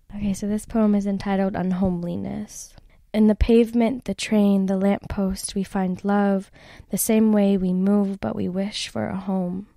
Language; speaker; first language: English; native; English